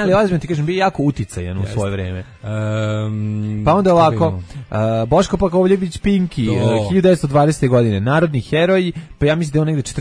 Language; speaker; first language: Serbian; native; Serbian